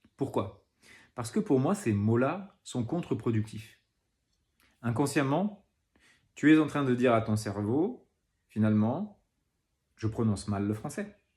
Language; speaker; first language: French; native; French